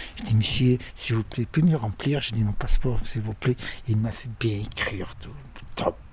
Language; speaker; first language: French; non-native, learner; Arabic